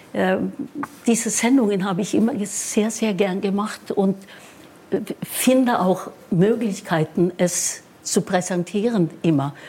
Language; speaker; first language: German; non-native, fluent; Norwegian